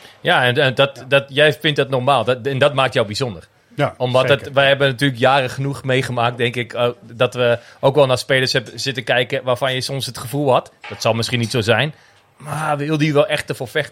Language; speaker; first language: Dutch; native; Dutch